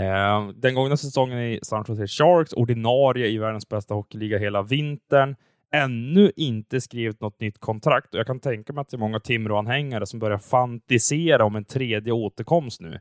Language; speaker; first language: Swedish; native; Swedish